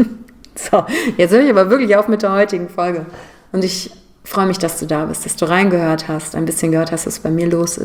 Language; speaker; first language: German; native; German